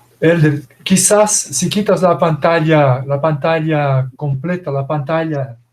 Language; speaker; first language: Spanish; non-native, fluent; Portuguese